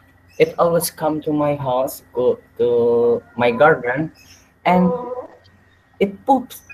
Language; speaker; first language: English; non-native, learner; Indonesian